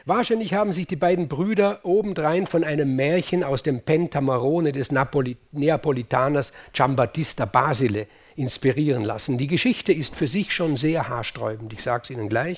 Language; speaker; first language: German; native; German